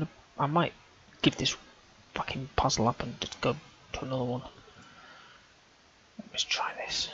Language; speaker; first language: English; native; English